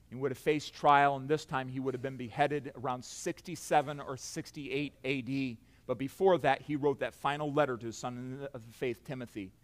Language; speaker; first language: English; native; English